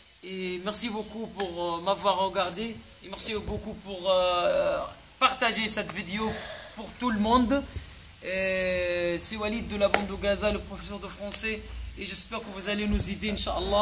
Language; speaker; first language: French; non-native, fluent; Arabic